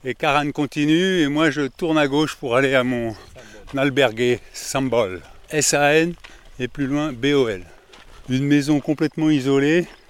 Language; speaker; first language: French; native; French